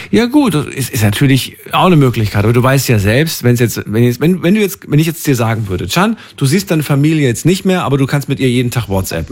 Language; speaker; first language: German; native; German